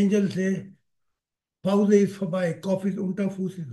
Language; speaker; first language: German; non-native, learner; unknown